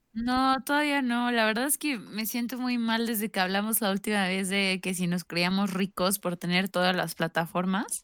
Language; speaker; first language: Spanish; native; Spanish